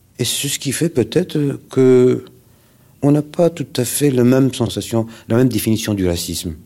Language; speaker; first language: French; non-native, fluent; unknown